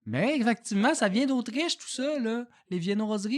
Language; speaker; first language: French; native; French